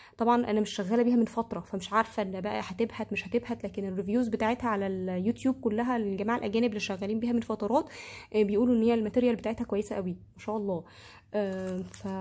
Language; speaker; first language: Arabic; native; Arabic